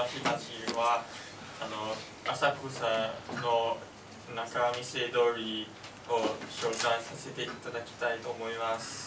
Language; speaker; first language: Japanese; non-native, learner; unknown